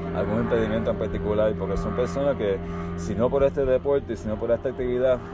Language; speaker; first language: Spanish; early bilingual, heritage; Spanish